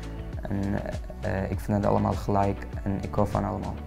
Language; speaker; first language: Dutch; non-native, learner; Turkish